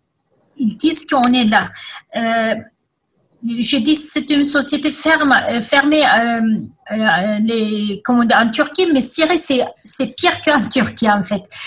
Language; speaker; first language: French; non-native, fluent; Kurdish